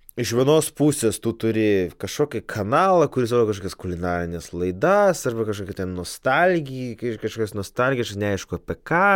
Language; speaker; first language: Lithuanian; non-native, local second language; Polish